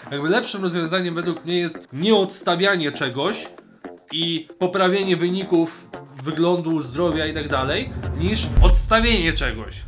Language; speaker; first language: Polish; native; Polish